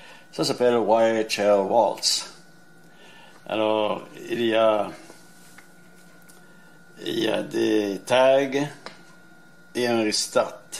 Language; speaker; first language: French; native; French